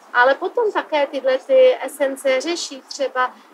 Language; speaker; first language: Czech; native; Czech